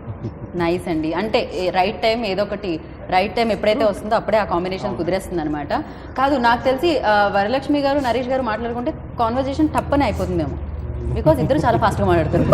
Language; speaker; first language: Telugu; native; Telugu